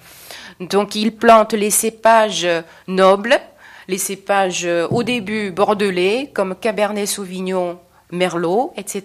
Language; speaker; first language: French; non-native, fluent; Chinese